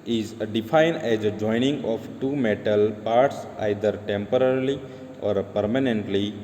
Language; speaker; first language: English; non-native, local second language; Gujarati